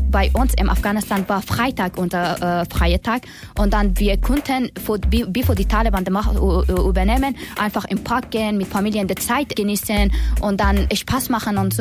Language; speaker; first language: German; non-native, learner; Persian